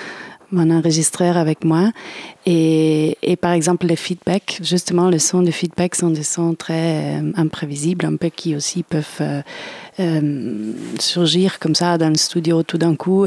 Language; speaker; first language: French; non-native, fluent; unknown